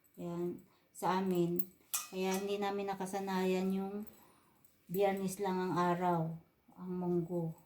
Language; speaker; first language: Filipino; non-native, local second language; Cebuano